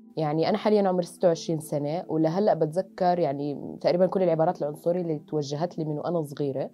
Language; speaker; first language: Arabic; native; Arabic